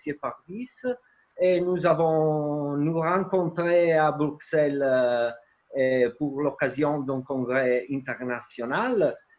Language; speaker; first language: French; non-native, fluent; Italian